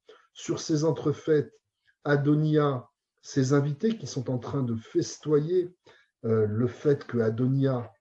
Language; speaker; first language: French; native; French